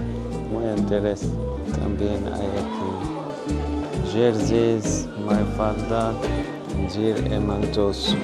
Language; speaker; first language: Spanish; non-native, learner; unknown